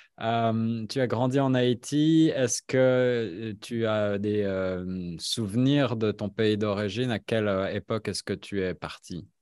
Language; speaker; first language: French; native; French